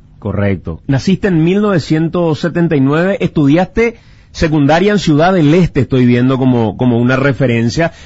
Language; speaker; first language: Spanish; native; Spanish